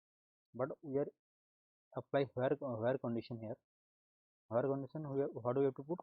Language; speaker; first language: English; non-native, local second language; Hindi